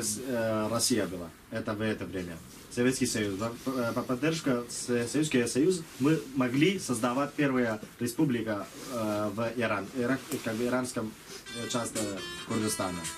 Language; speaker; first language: Russian; non-native, learner; Kurdish